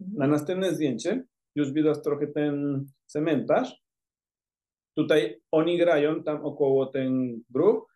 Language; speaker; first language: Polish; non-native, fluent; Spanish